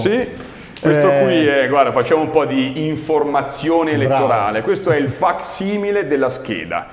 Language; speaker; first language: Italian; native; Italian